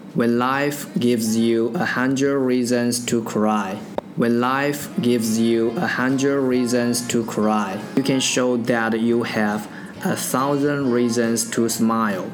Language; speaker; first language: English; non-native, learner; Chinese